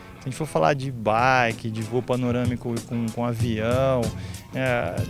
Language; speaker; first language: Portuguese; native; Portuguese